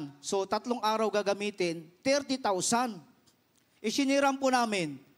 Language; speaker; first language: Filipino; non-native, local second language; Iloko